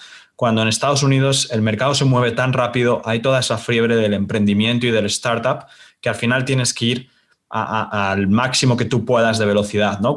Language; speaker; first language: Spanish; native; Spanish